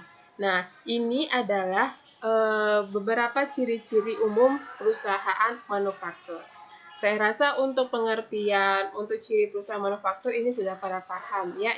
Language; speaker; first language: Indonesian; native; Indonesian